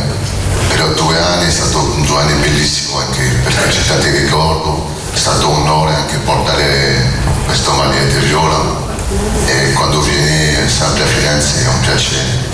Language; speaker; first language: Italian; non-native, fluent; French